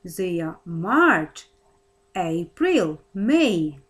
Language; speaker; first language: English; non-native, fluent; Kazakh